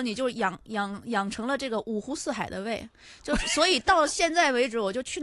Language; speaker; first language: Chinese; native; Chinese